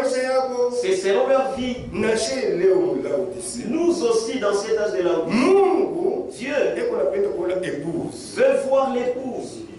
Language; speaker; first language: French; non-native, local second language; Swahili